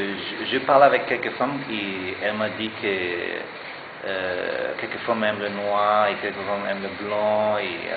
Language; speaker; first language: French; non-native, learner; German